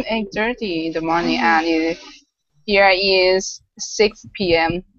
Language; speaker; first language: English; non-native, learner; Thai